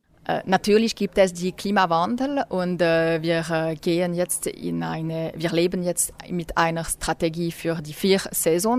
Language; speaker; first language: German; non-native, local second language; French